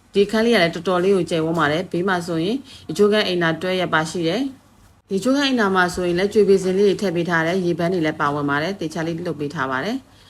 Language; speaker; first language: Burmese; native; Burmese